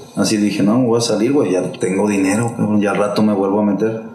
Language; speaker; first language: Spanish; native; Spanish